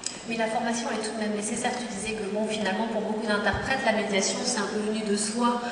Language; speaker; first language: French; native; French